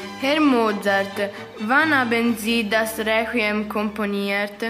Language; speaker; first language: German; non-native, learner; Italian